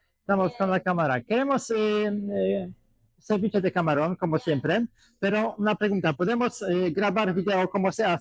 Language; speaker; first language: Spanish; non-native, learner; Polish